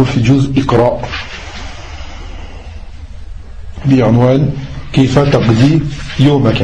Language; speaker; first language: Arabic; non-native, fluent; French